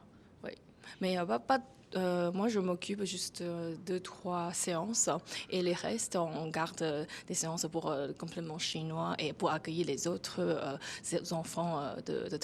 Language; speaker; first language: French; non-native, fluent; Chinese